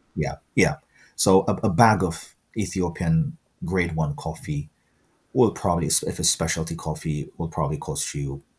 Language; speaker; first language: English; non-native, fluent; Amharic